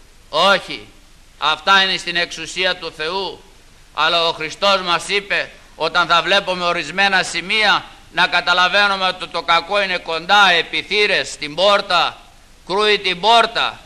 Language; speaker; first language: Greek; native; Greek